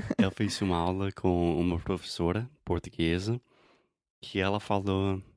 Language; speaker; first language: Portuguese; non-native, fluent; English